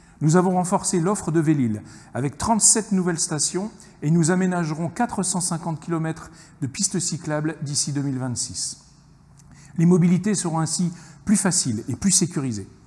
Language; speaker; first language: French; native; French